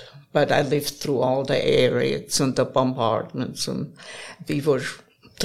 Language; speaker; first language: English; non-native, fluent; German